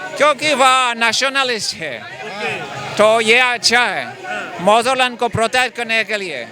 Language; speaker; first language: Hindi; non-native, fluent; French